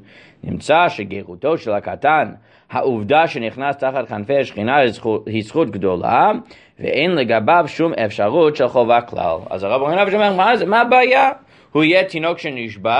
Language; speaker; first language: Hebrew; non-native, fluent; English